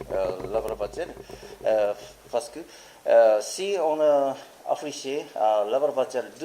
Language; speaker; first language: French; non-native, learner; Japanese